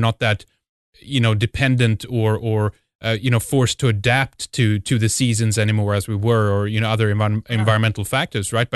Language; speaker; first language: English; non-native, fluent; Swedish